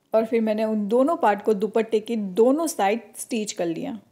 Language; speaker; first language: Hindi; non-native, local second language; Gujarati